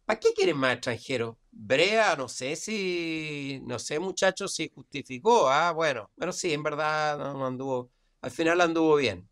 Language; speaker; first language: Spanish; native; Spanish